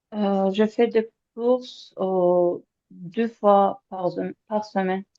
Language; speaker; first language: French; non-native, learner; Azerbaijani